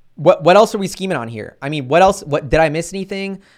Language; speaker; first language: English; native; English